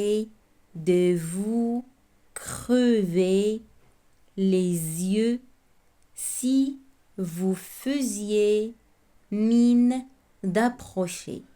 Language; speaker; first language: French; non-native, local second language; Arabic